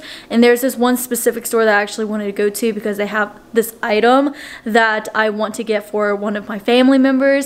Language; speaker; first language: English; native; English